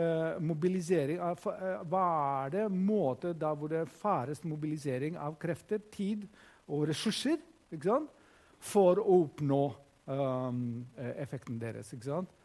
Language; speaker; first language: Norwegian; non-native, fluent; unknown